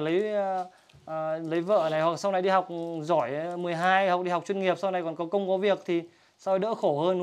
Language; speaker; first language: Vietnamese; native; Vietnamese